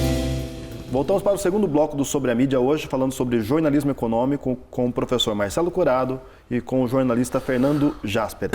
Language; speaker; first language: Portuguese; native; Portuguese